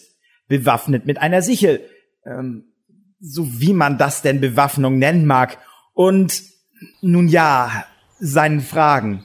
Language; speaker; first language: German; native; German